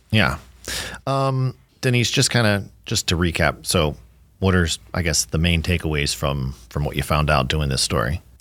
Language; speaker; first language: English; native; English